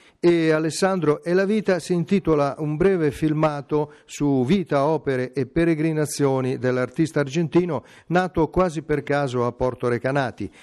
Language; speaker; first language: Italian; native; Italian